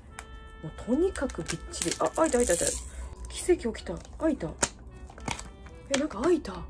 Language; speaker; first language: Japanese; native; Japanese